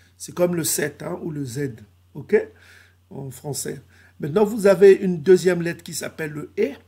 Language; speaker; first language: French; non-native, local second language; Kongo